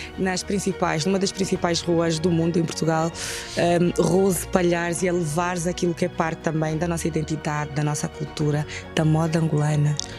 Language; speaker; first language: Portuguese; native; Portuguese